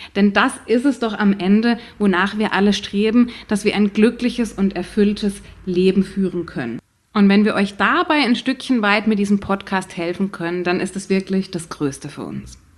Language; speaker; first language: German; native; German